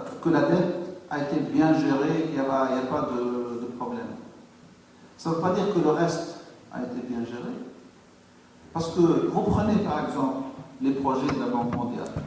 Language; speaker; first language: French; non-native, local second language; Arabic